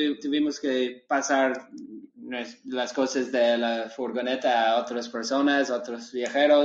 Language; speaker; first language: Spanish; non-native, learner; English